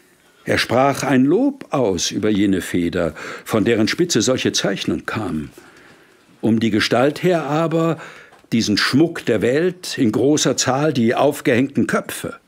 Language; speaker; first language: German; native; German